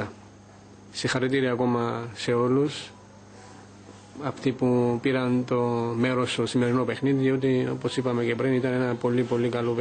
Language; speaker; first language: Greek; non-native, fluent; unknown